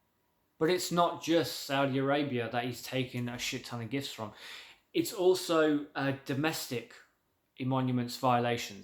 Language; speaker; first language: English; native; English